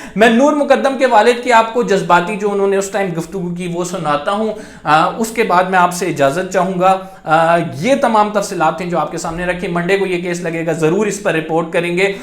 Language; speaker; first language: Urdu; native; Urdu